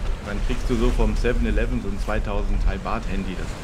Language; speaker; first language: German; native; German